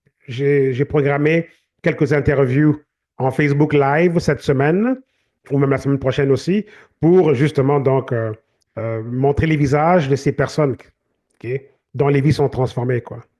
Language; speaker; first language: French; native; French